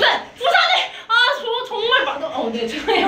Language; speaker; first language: Korean; native; Korean